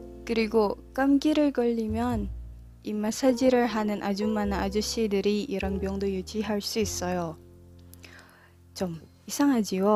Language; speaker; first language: Korean; non-native, learner; Indonesian